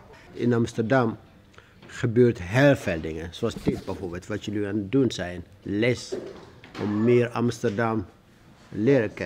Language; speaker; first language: Dutch; non-native, fluent; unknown